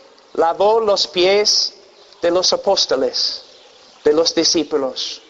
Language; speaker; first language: Spanish; non-native, fluent; English